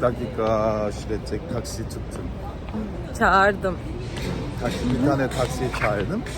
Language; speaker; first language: Turkish; non-native, learner; Korean